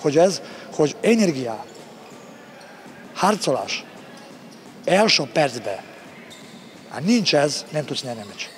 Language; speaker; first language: Hungarian; non-native, learner; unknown